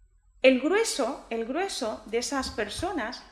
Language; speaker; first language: Spanish; native; Spanish